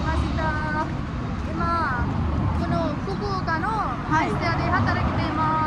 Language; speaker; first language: Japanese; non-native, learner; Nepali